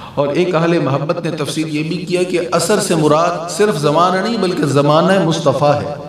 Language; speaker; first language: Urdu; non-native, local second language; Punjabi